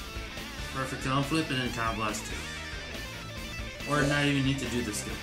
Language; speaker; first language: English; native; English